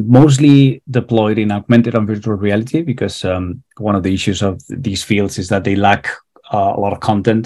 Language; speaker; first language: English; non-native, fluent; Spanish